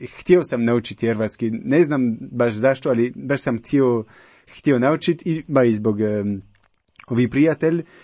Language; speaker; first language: Croatian; non-native, learner; French